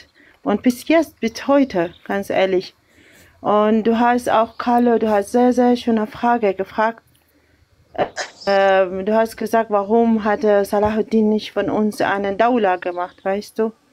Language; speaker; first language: German; non-native, learner; Arabic